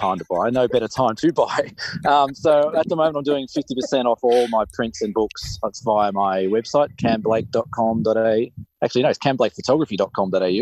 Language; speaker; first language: English; native; English